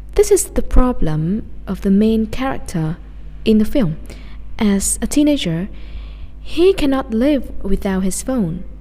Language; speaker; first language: English; non-native, fluent; Vietnamese